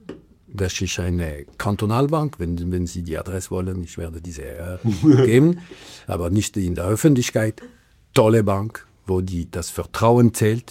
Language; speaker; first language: German; non-native, local second language; French